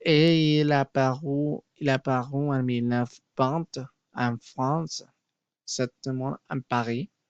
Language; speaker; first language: French; non-native, learner; Spanish